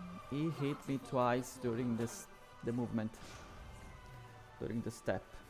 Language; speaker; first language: English; non-native, fluent; Italian